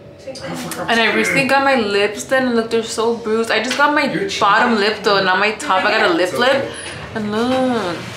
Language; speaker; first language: English; early bilingual, other home language; Spanish